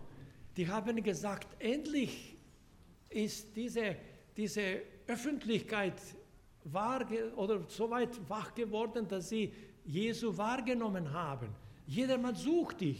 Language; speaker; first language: German; non-native, fluent; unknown